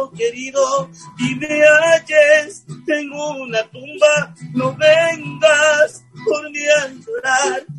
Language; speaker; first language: Spanish; native; Spanish